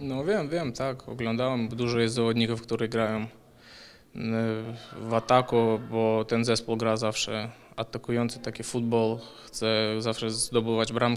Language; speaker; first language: Polish; non-native, fluent; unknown